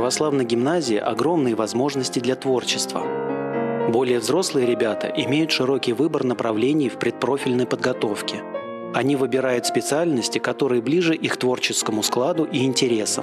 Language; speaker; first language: Russian; native; Russian